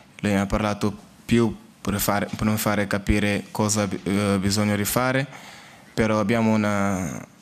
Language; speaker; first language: Italian; non-native, learner; Portuguese